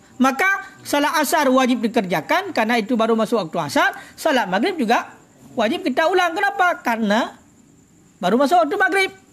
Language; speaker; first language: Malay; non-native, local second language; Achinese